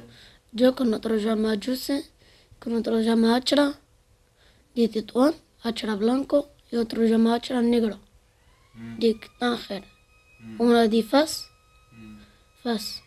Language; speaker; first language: Spanish; non-native, learner; Arabic